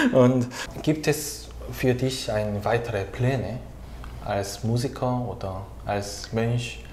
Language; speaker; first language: German; non-native, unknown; Korean